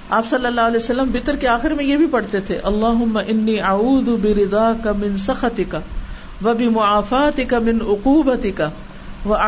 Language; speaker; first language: Urdu; native; Urdu